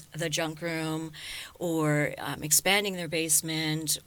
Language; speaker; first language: English; native; English